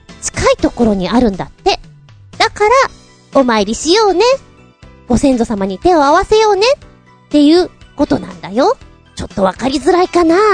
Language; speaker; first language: Japanese; native; Japanese